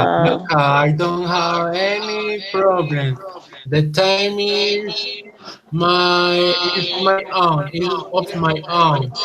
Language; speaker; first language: English; non-native, learner; Spanish